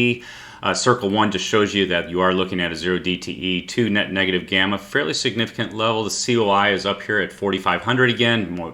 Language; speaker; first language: English; native; English